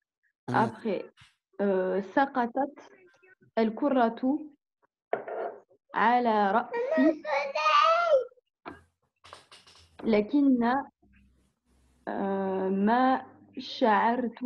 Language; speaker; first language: Arabic; non-native, learner; French